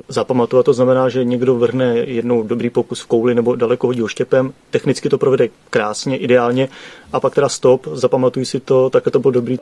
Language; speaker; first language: Czech; native; Czech